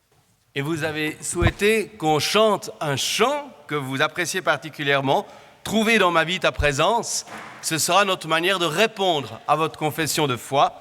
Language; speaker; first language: French; native; French